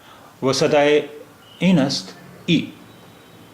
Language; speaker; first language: Persian; non-native, learner; Urdu